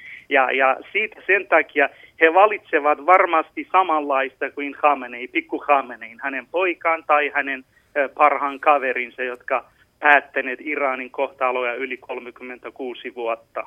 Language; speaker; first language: Finnish; non-native, fluent; Persian